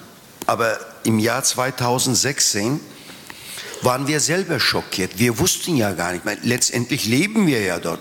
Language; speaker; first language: German; non-native, fluent; Turkish